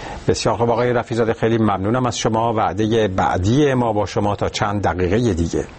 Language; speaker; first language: Persian; native; Persian